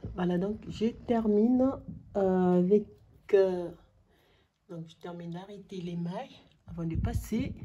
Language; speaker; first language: French; non-native, local second language; Arabic